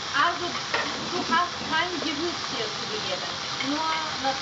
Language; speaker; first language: German; non-native, fluent; Bulgarian